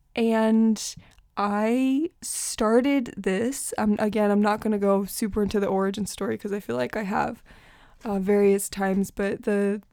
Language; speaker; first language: English; early bilingual, other home language; Portuguese